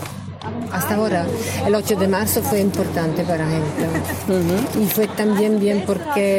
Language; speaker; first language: Spanish; non-native, learner; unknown